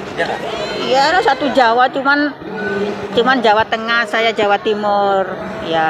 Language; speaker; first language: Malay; non-native, local second language; Javanese